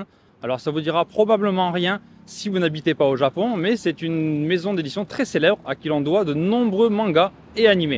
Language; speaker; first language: French; native; French